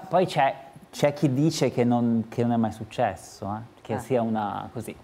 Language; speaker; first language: Italian; native; Italian